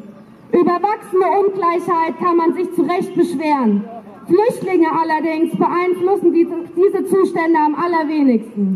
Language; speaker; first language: German; native; German